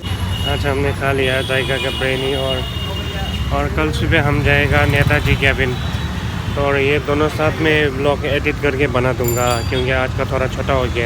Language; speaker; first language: Hindi; non-native, local second language; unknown